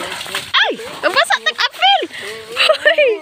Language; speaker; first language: Filipino; non-native, local second language; Cebuano